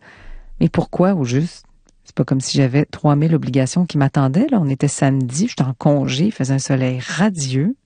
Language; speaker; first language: French; native; French